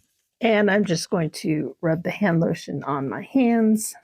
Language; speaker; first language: English; native; English